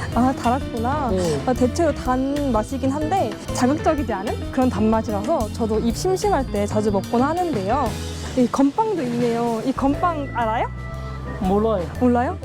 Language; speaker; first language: Korean; native; Korean